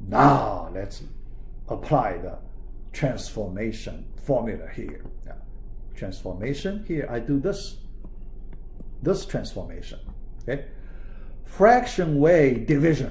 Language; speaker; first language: English; non-native, fluent; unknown